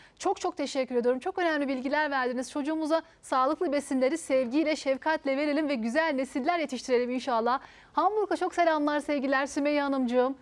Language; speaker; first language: Turkish; native; Turkish